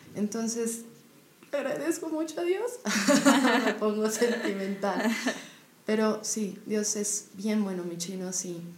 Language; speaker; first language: Spanish; native; Spanish